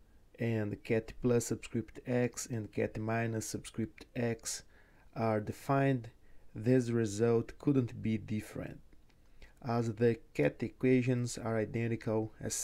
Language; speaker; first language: English; non-native, fluent; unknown